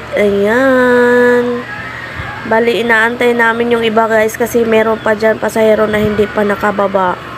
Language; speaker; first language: Filipino; non-native, local second language; Hiligaynon